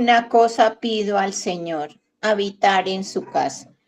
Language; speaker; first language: Spanish; native; Spanish